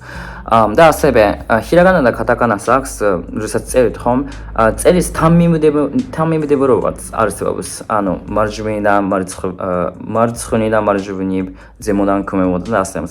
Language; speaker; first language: Georgian; non-native, fluent; Japanese